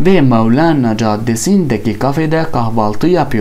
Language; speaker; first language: Turkish; non-native, fluent; Arabic